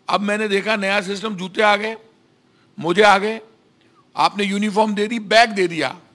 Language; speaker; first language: Hindi; native; Hindi